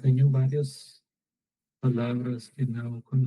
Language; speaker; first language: Portuguese; non-native, learner; Spanish